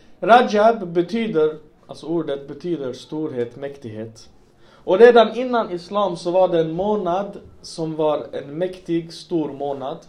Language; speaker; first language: Swedish; non-native, local second language; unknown